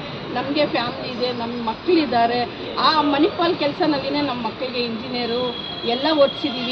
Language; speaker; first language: Kannada; non-native, local second language; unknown